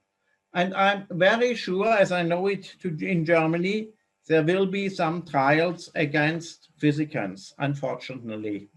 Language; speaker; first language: English; non-native, fluent; German